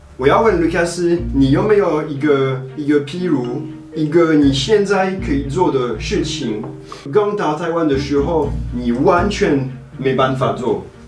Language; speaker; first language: Chinese; non-native, fluent; French